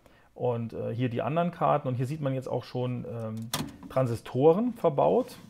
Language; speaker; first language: German; native; German